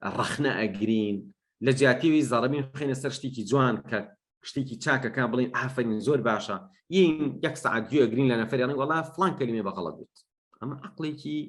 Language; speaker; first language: Central Kurdish; non-native, local second language; Gurani